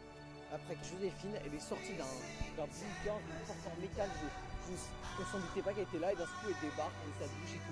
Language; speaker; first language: French; native; French